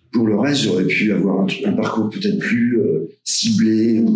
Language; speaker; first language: French; native; French